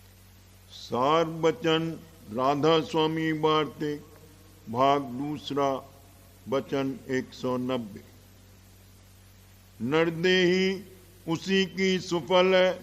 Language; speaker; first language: Hindi; native; Hindi